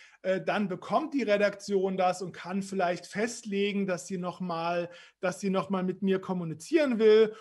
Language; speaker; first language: German; native; German